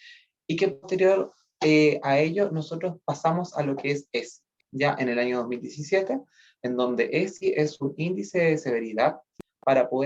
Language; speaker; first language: Spanish; native; Spanish